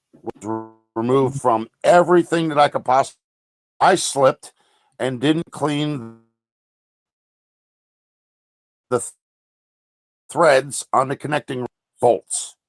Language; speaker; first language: English; native; English